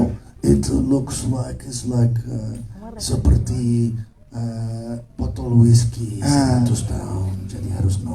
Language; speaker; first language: Indonesian; non-native, fluent; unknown